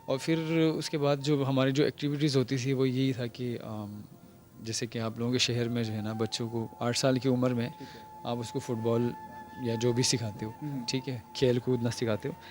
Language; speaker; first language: Urdu; non-native, local second language; Pashto